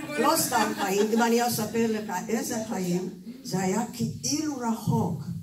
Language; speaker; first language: Hebrew; non-native, fluent; Hungarian